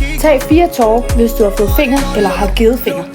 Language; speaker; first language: Danish; native; Danish